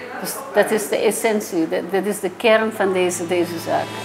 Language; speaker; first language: Dutch; non-native, fluent; Persian